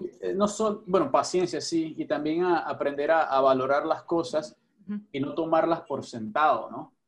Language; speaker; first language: Spanish; native; Spanish